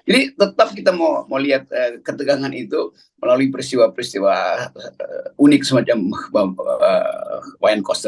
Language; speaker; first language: Indonesian; native; Indonesian